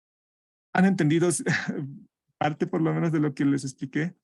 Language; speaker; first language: Spanish; native; Spanish